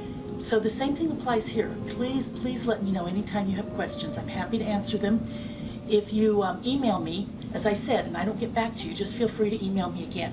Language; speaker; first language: English; native; English